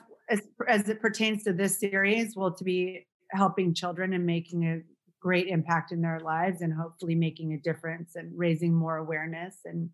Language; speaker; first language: English; native; English